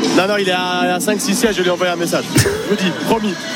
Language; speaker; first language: French; native; French